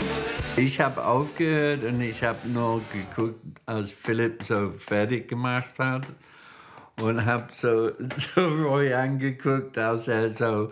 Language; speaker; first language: German; non-native, fluent; English